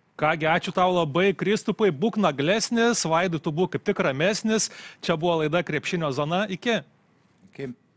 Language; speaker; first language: Lithuanian; native; Lithuanian